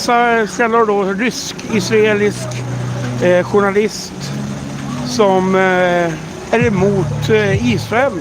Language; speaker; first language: Swedish; native; Swedish